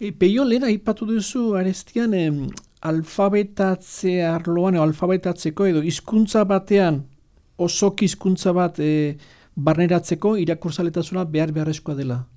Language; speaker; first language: Basque; native; Basque